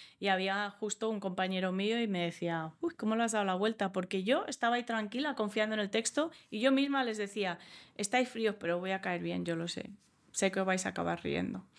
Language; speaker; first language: Spanish; early bilingual, other home language; English